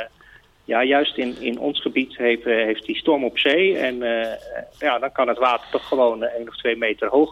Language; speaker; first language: Dutch; native; Dutch